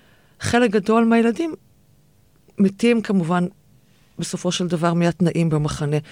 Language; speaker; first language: Hebrew; native; Hebrew